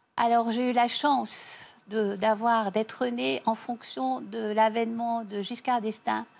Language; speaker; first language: French; native; French